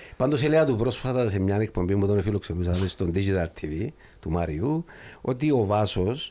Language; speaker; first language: Greek; native; Greek